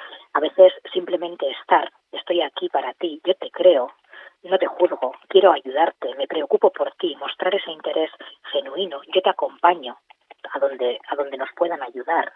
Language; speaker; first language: Spanish; native; Spanish